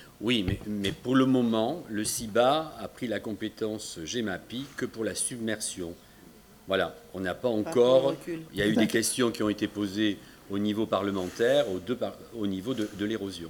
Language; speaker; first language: French; native; French